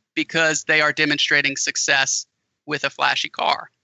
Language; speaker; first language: English; native; English